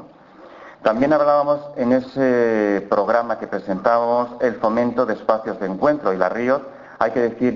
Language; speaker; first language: Spanish; native; Spanish